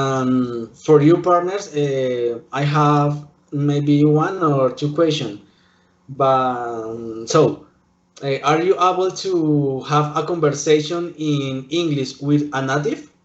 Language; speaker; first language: English; non-native, learner; Spanish